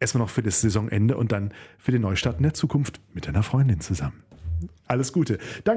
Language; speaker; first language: German; native; German